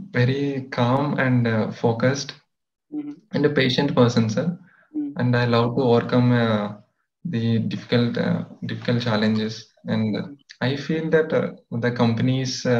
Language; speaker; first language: English; non-native, local second language; Telugu